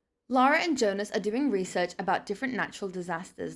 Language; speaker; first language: English; non-native, fluent; Turkish